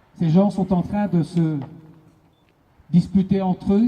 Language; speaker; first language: French; native; French